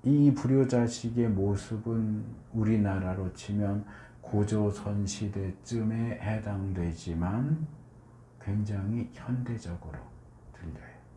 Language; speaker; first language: Korean; native; Korean